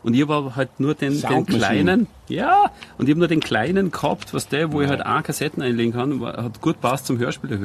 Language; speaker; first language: German; native; German